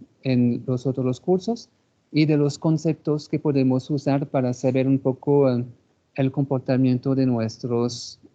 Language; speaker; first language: Spanish; non-native, fluent; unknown